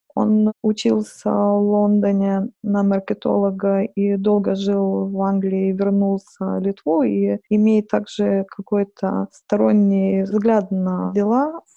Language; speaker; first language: Russian; non-native, fluent; Lithuanian